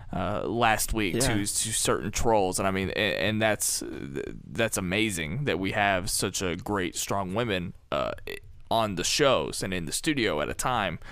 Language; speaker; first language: English; native; English